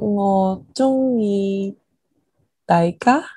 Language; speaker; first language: Cantonese; non-native, learner; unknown